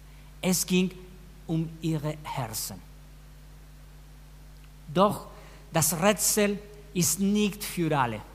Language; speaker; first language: German; non-native, fluent; Spanish